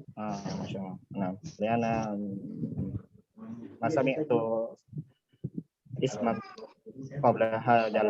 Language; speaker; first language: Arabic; non-native, fluent; Indonesian